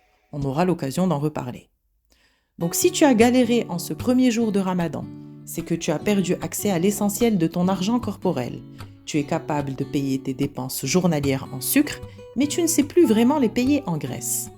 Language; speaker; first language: French; native; French